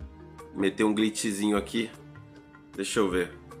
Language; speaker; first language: Portuguese; native; Portuguese